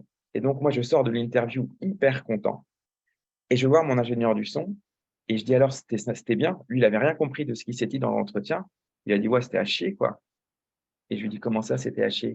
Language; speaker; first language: French; native; French